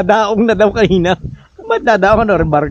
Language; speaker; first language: Filipino; native; Filipino